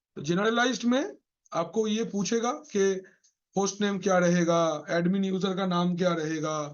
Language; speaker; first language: Hindi; non-native, local second language; Bangla